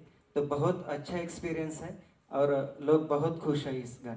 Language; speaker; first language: Hindi; non-native, local second language; Marathi